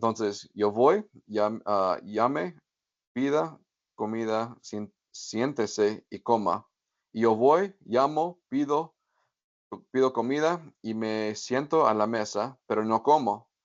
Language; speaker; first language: Spanish; non-native, fluent; English